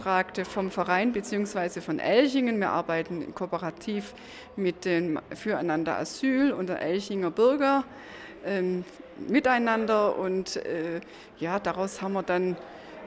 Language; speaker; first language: German; native; German